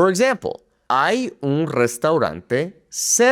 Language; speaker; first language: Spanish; non-native, fluent; English